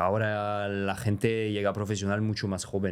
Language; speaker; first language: Spanish; non-native, fluent; French